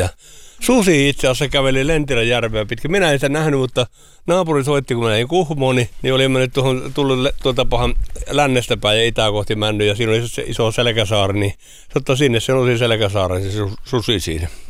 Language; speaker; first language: Finnish; native; Finnish